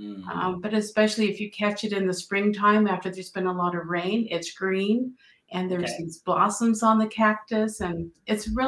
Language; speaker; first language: English; native; English